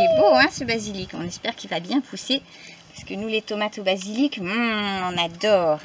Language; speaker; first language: French; native; French